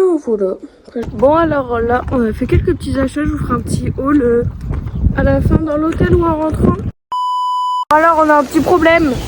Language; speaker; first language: French; native; French